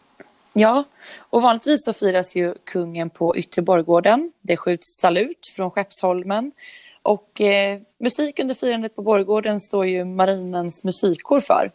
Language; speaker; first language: Swedish; native; Swedish